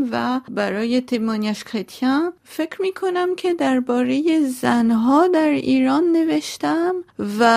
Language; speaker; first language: Persian; non-native, local second language; Armenian